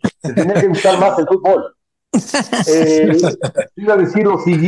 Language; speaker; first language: Spanish; native; Spanish